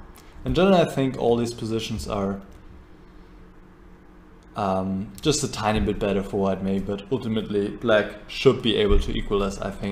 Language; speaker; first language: English; non-native, fluent; German